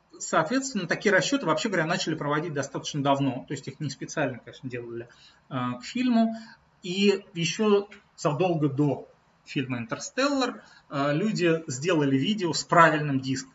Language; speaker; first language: Russian; native; Russian